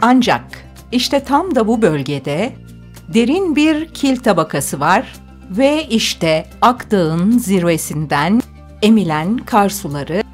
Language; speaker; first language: Turkish; native; Turkish